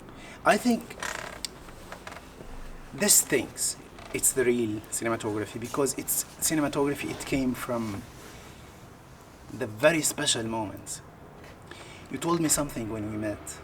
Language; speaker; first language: English; non-native, learner; Arabic